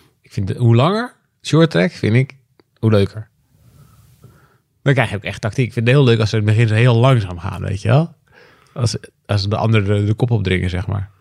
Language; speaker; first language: Dutch; native; Dutch